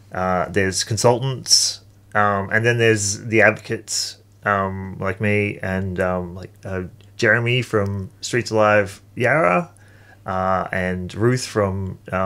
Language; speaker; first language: English; native; English